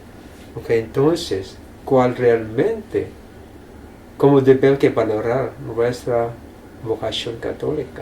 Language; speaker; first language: Spanish; non-native, fluent; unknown